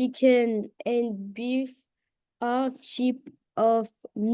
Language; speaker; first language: English; non-native, learner; French